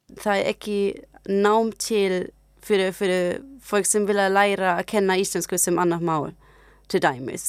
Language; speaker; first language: Icelandic; non-native, learner; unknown